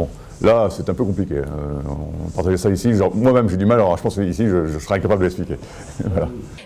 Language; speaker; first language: French; native; French